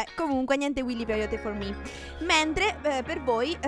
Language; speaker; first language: Italian; native; Italian